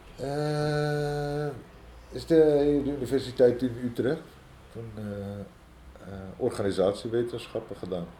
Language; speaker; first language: Dutch; early bilingual, other home language; Riffian